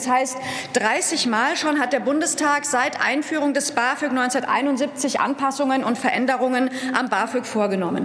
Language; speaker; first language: German; early bilingual, other home language; Turkish